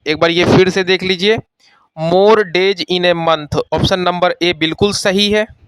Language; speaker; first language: Hindi; native; Hindi